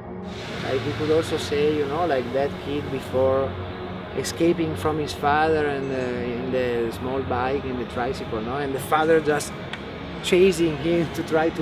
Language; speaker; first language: English; non-native, fluent; Italian